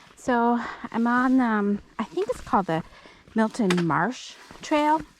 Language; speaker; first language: English; native; English